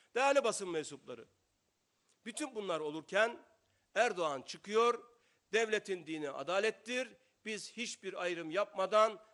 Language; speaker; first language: Turkish; native; Turkish